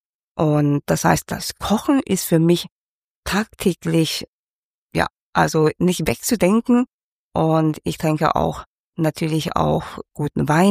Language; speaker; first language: German; non-native, fluent; Cantonese